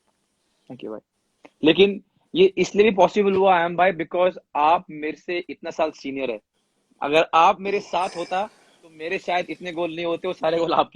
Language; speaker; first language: Hindi; native; Hindi